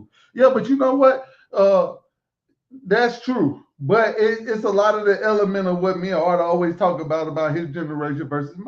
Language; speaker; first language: English; native; English